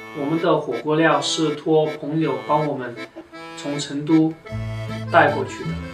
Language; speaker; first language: Chinese; native; Chinese